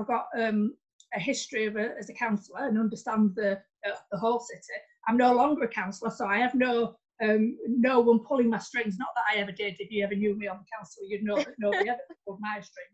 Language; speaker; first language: English; native; English